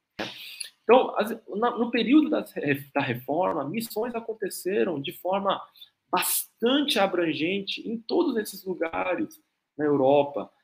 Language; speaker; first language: Portuguese; non-native, fluent; Korean